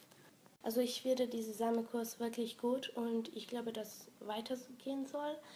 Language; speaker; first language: German; non-native, learner; Serbian